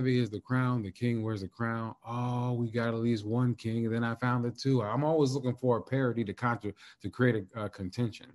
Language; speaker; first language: English; native; English